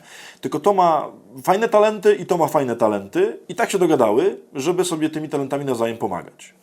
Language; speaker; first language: Polish; native; Polish